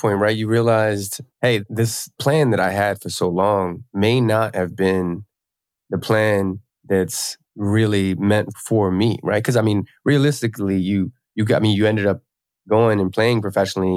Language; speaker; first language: English; native; English